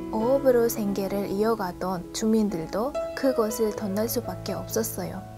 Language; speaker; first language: Korean; non-native, fluent; Uzbek